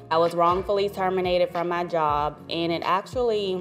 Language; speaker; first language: English; native; English